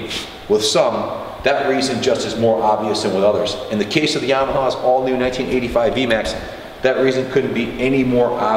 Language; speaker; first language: English; native; English